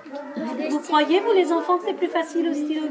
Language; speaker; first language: French; native; French